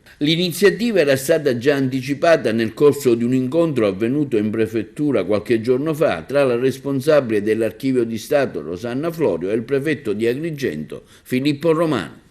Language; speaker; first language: Italian; native; Italian